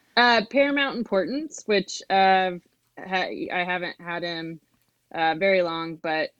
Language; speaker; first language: English; native; English